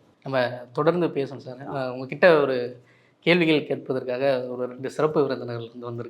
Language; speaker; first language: Tamil; native; Tamil